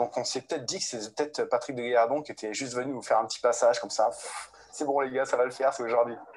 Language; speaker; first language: French; native; French